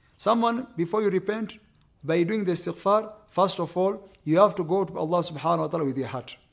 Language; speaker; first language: English; non-native, local second language; Swahili